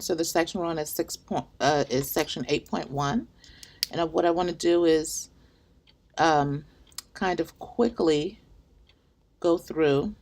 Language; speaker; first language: English; native; English